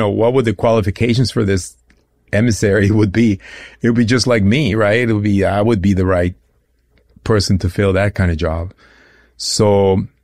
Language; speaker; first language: English; non-native, fluent; Spanish